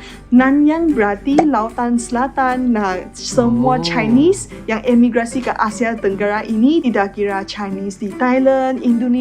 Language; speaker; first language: Indonesian; non-native, fluent; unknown